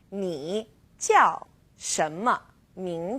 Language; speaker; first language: Chinese; non-native, fluent; English